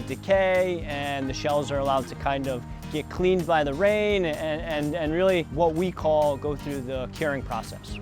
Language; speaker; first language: English; native; English